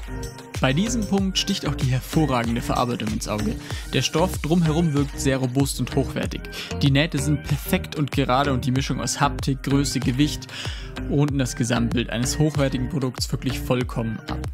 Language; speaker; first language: German; native; German